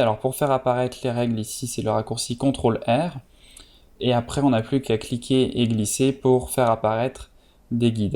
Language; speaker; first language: French; native; French